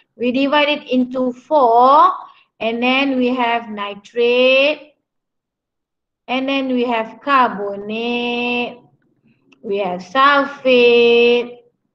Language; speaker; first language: English; non-native, local second language; Malay